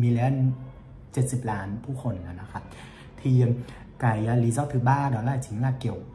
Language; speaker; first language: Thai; non-native, fluent; Vietnamese